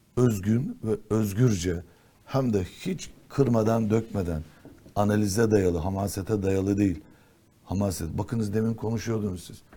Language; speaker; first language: Turkish; non-native, local second language; Kurdish